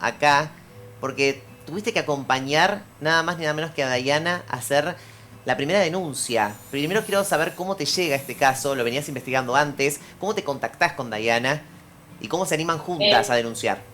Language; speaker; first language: Spanish; native; Spanish